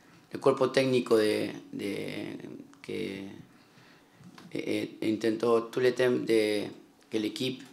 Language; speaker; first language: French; non-native, learner; Spanish